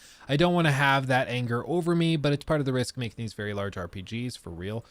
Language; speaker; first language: English; native; English